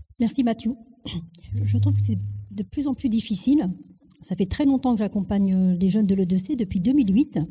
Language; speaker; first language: French; early bilingual, other home language; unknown